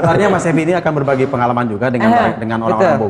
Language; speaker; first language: Indonesian; native; Indonesian